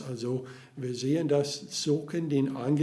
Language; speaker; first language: German; non-native, fluent; English